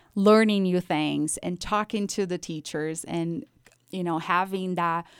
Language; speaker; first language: English; non-native, fluent; Portuguese